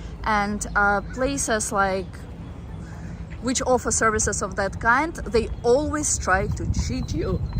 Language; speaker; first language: English; non-native, fluent; Russian